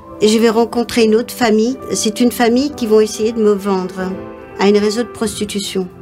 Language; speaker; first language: French; non-native, local second language; Morisyen